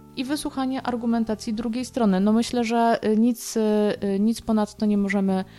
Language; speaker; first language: Polish; native; Polish